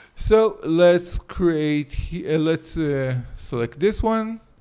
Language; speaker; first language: English; non-native, fluent; Hebrew